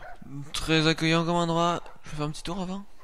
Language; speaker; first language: French; native; French